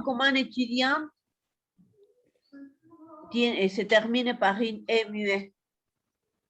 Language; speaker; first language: French; non-native, fluent; Spanish